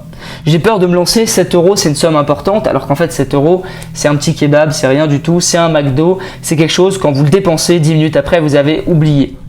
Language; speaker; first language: French; native; French